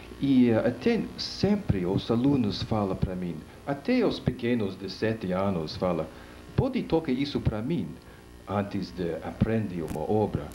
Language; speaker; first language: Portuguese; non-native, fluent; English